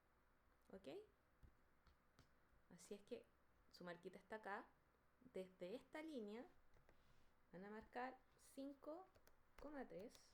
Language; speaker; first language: Spanish; native; Spanish